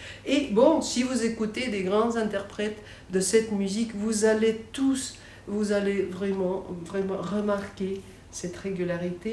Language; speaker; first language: French; non-native, fluent; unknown